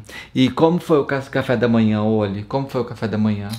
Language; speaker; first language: Portuguese; native; Portuguese